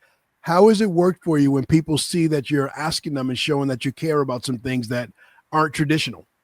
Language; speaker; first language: English; native; English